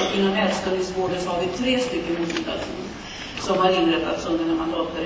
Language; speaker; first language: Swedish; native; Swedish